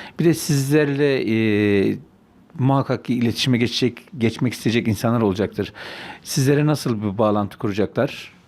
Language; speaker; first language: Turkish; native; Turkish